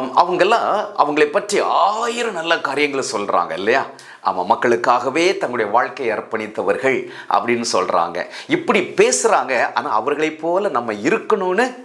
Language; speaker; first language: Tamil; native; Tamil